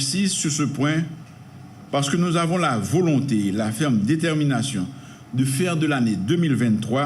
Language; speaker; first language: French; non-native, local second language; Haitian Creole